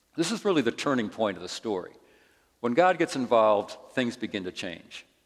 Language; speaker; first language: English; native; English